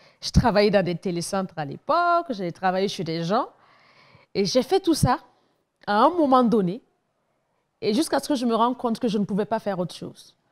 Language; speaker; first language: French; non-native, local second language; Mossi